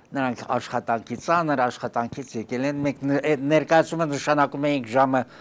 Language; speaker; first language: Armenian; early bilingual, heritage; Armenian